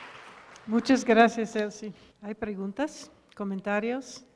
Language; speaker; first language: Spanish; non-native, fluent; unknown